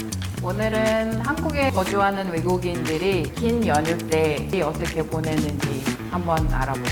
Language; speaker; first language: Korean; non-native, fluent; Mongolian